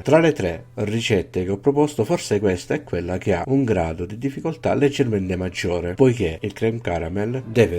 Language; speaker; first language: Italian; native; Italian